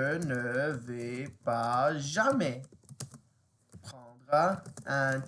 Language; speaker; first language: French; non-native, learner; English